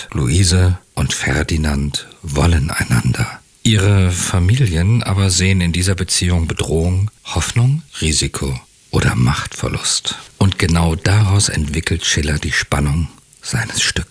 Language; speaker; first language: German; native; German